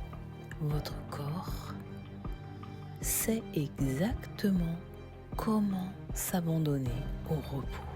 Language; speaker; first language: French; native; French